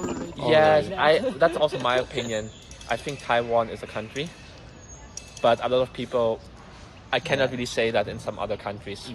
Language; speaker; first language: English; non-native, fluent; German